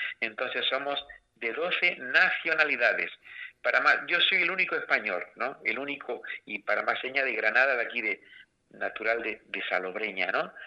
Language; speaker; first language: Spanish; native; Spanish